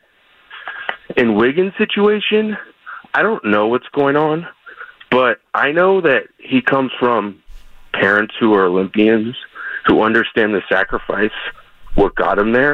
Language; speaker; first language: English; native; English